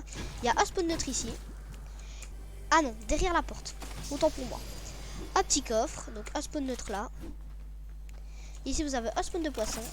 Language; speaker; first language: French; native; French